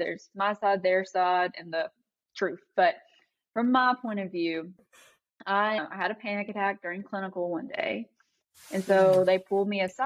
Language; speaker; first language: English; native; English